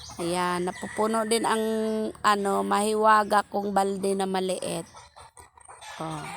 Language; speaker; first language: Filipino; non-native, local second language; Hiligaynon